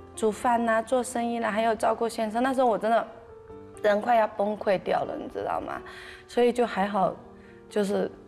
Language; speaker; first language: Chinese; native; Chinese